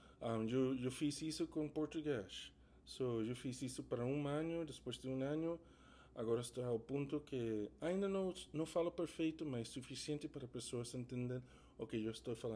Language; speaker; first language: Portuguese; non-native, learner; English